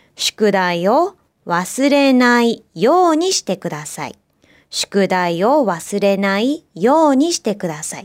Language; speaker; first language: Japanese; native; Japanese